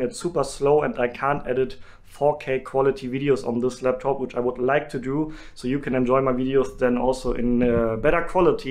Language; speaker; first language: English; non-native, fluent; German